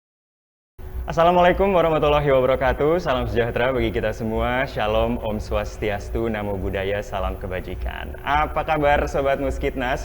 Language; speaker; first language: Indonesian; native; Indonesian